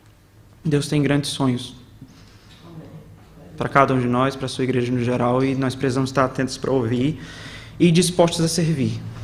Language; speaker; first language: Portuguese; native; Portuguese